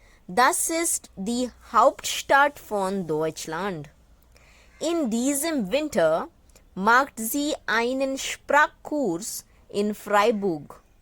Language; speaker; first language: German; non-native, fluent; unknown